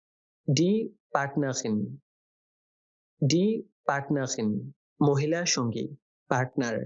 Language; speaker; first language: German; non-native, fluent; Bangla